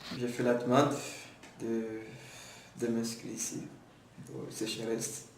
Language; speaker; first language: French; non-native, local second language; Comorian